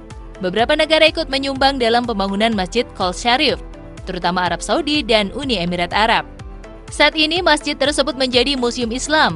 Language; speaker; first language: Indonesian; native; Indonesian